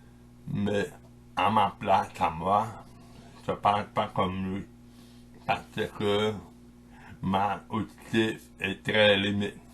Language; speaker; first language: French; non-native, local second language; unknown